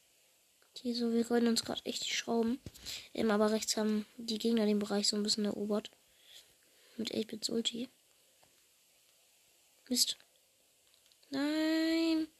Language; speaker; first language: German; native; German